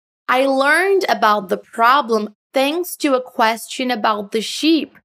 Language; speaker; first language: English; non-native, fluent; Portuguese